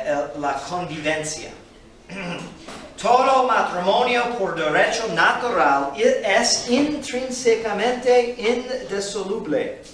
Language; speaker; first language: Spanish; non-native, fluent; English